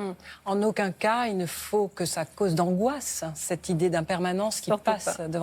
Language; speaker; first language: French; native; French